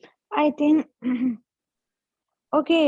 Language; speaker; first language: English; non-native, learner; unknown